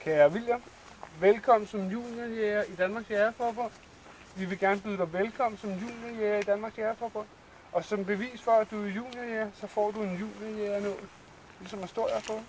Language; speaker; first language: Danish; native; Danish